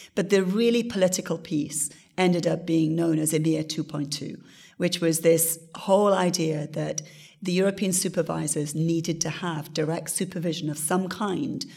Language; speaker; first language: English; native; English